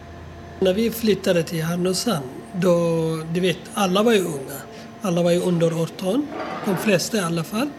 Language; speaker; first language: Swedish; non-native, fluent; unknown